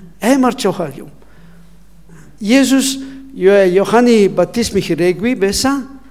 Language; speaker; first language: Mongolian; non-native, learner; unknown